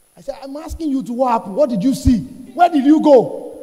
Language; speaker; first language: English; non-native, local second language; Yoruba